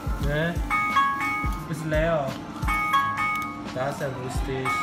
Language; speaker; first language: German; non-native, learner; Korean